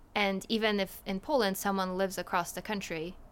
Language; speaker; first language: English; early bilingual, other home language; Polish